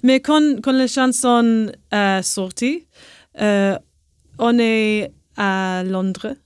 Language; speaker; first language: French; non-native, learner; English